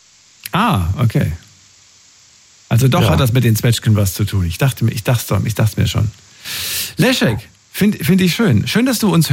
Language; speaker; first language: German; native; German